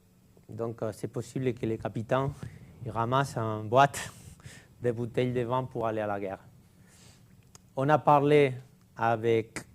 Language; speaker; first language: French; non-native, fluent; Catalan